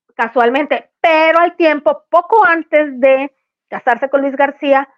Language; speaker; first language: Spanish; native; Spanish